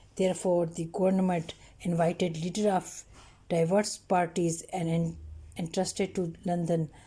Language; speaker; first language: English; non-native, local second language; Urdu